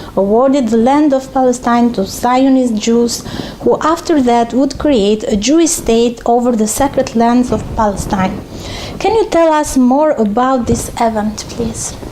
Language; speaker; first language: English; non-native, fluent; Albanian